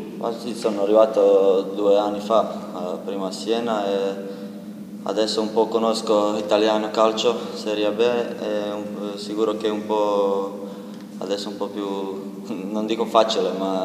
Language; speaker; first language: Italian; non-native, learner; Croatian